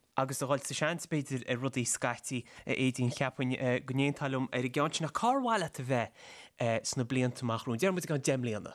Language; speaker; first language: Irish; native; Irish